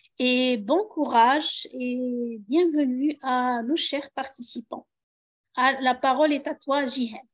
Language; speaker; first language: French; non-native, local second language; Arabic